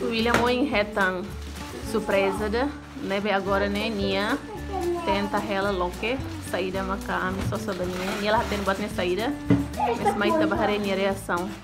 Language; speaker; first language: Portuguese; non-native, local second language; Tetum